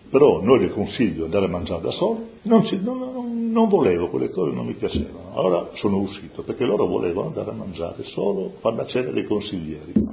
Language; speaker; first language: Italian; non-native, local second language; Friulian